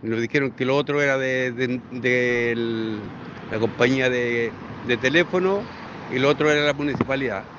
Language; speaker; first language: Spanish; native; Spanish